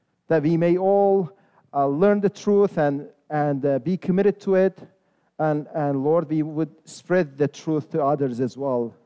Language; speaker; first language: English; non-native, fluent; Persian